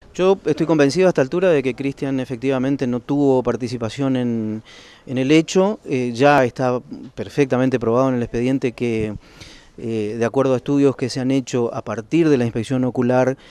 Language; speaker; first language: Spanish; native; Spanish